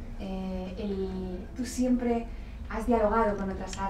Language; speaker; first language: Spanish; native; Spanish